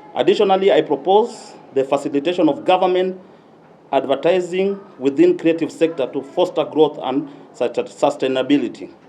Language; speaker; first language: English; non-native, local second language; Swahili